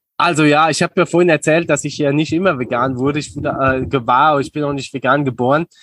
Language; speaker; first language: German; native; German